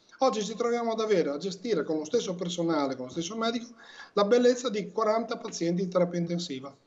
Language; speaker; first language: Italian; native; Italian